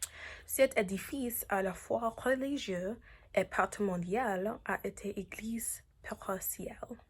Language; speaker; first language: French; non-native, learner; English